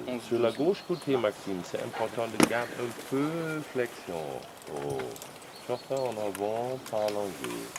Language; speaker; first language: French; non-native, learner; German